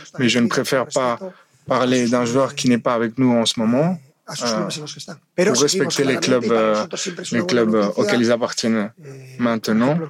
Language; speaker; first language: French; non-native, fluent; Spanish